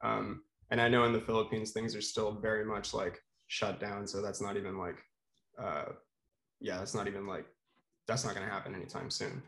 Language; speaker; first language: English; non-native, local second language; Filipino